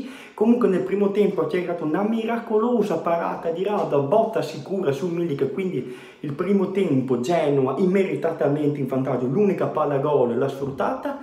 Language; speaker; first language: Italian; native; Italian